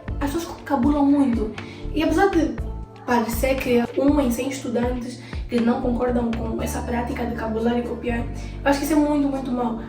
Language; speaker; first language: Portuguese; native; Portuguese